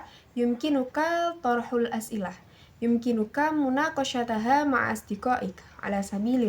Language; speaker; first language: Arabic; non-native, learner; Indonesian